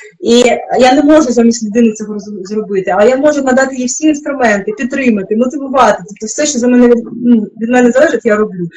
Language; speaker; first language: Ukrainian; non-native, local second language; Russian